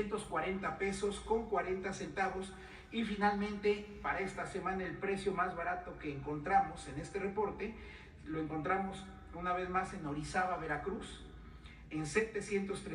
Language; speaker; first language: Spanish; native; Spanish